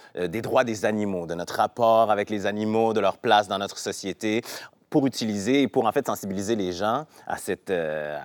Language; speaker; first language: French; native; French